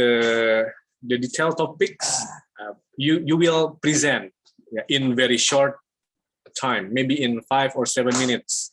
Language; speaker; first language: English; non-native, fluent; Indonesian